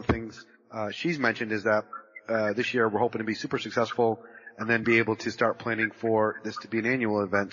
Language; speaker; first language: English; native; English